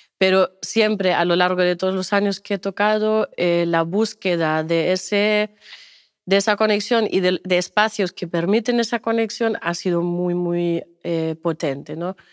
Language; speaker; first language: Spanish; non-native, fluent; German